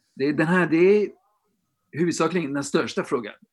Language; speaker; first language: Swedish; non-native, fluent; French